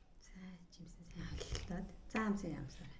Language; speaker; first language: Mongolian; native; Mongolian